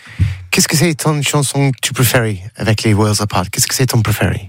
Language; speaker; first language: French; non-native, learner; English